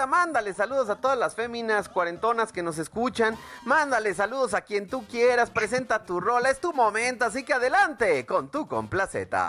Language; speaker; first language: Spanish; native; Spanish